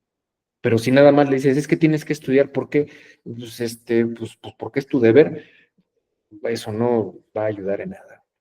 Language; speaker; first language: Spanish; native; Spanish